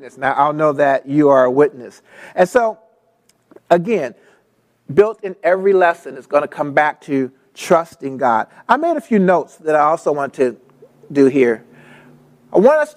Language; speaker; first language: English; native; English